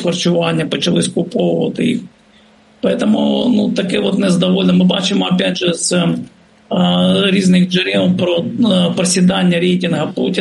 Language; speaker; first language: Ukrainian; native; Ukrainian